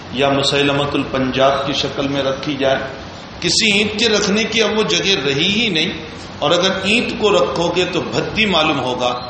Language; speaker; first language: Urdu; native; Urdu